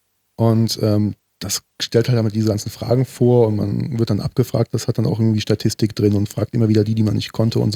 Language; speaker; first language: German; native; German